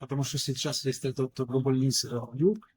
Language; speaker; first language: Russian; non-native, learner; French